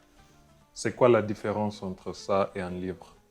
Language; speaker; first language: French; non-native, fluent; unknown